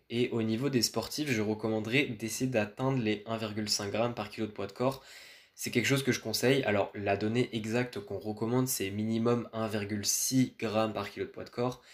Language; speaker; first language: French; native; French